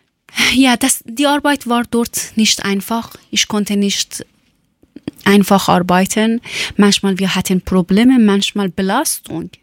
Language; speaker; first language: German; non-native, learner; Persian